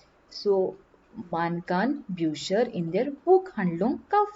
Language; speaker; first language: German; non-native, learner; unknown